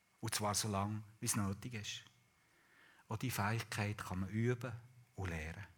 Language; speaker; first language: German; native; German